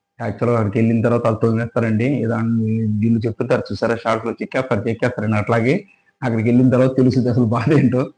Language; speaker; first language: Telugu; native; Telugu